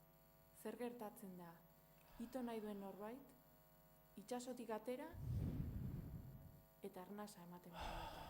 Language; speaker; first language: Basque; native; Basque